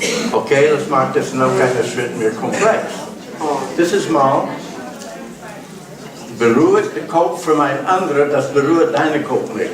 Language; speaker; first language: German; non-native, learner; English